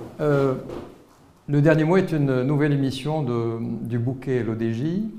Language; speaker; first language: French; non-native, local second language; Arabic